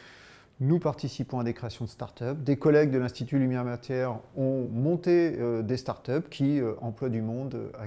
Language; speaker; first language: French; native; French